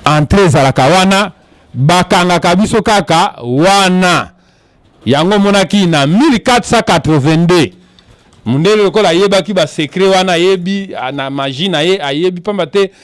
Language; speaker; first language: Lingala; non-native, local second language; Kongo